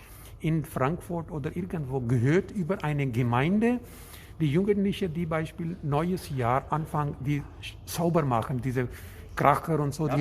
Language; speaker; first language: German; non-native, learner; Urdu